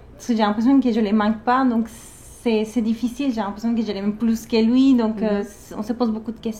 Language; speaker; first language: French; non-native, fluent; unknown